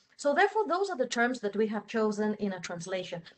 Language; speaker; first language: English; non-native, fluent; Catalan